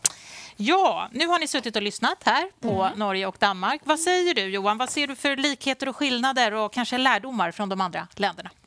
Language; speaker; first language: Swedish; native; Swedish